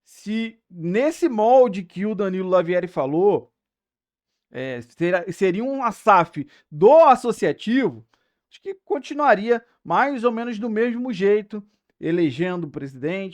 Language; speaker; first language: Portuguese; native; Portuguese